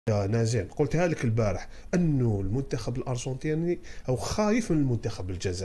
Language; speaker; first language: Arabic; native; Arabic